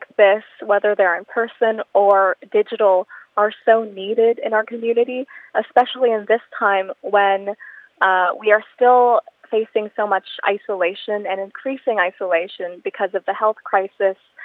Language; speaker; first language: English; non-native, local second language; Filipino